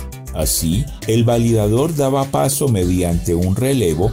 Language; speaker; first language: Spanish; native; Spanish